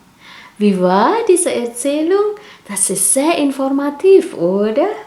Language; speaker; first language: German; non-native, fluent; Indonesian